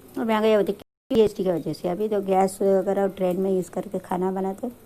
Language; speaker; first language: Hindi; non-native, local second language; Tamil